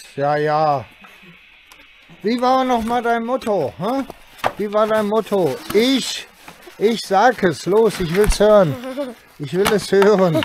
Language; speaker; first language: German; native; German